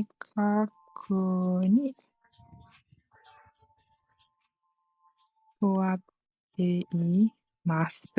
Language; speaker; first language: Japanese; non-native, fluent; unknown